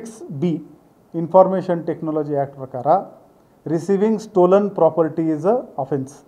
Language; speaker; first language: Kannada; non-native, local second language; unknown